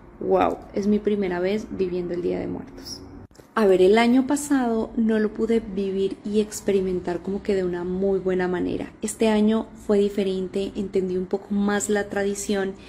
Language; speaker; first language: Spanish; native; Spanish